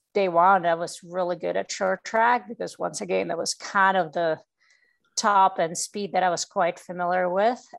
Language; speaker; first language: English; non-native, fluent; Czech